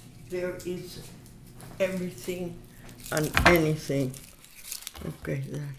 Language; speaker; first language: English; non-native, fluent; Spanish